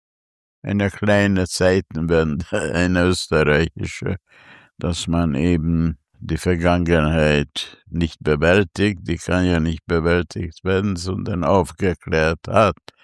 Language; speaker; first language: German; non-native, fluent; Hungarian